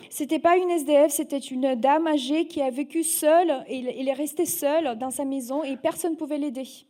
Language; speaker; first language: French; non-native, fluent; Russian